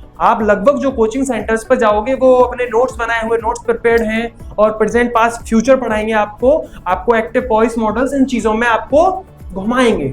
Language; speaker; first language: Hindi; native; Hindi